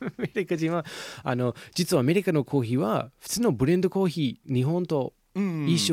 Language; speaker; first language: Japanese; non-native, fluent; English